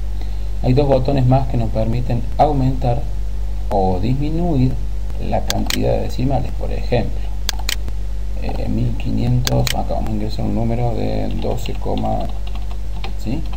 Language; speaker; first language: Spanish; native; Spanish